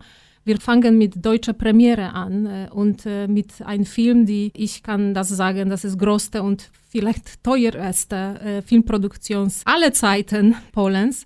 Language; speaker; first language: German; non-native, fluent; Polish